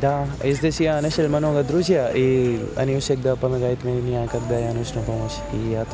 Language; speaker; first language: Russian; non-native, learner; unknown